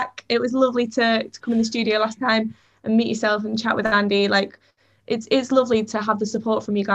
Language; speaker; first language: English; native; English